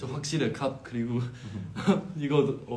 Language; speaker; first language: Korean; non-native, fluent; Chinese